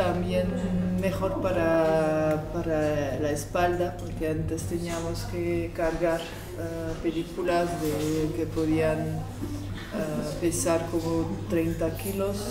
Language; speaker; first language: Spanish; non-native, fluent; French